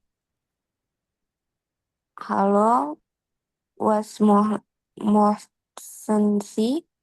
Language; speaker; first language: German; non-native, learner; Indonesian